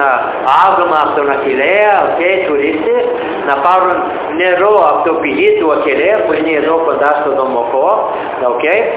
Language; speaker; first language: Greek; early bilingual, heritage; Greek